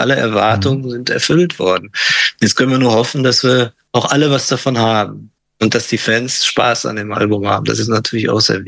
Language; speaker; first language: German; native; German